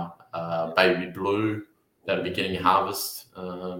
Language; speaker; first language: English; native; English